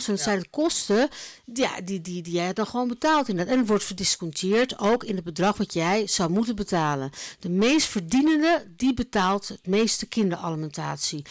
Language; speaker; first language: Dutch; native; Dutch